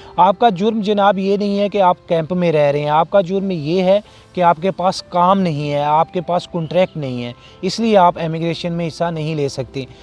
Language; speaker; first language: Urdu; non-native, local second language; Punjabi